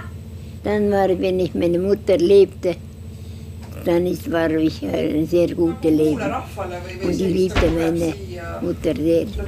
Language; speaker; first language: German; non-native, learner; Estonian